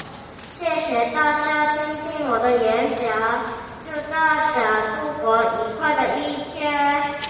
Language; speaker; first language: Chinese; non-native, learner; Korean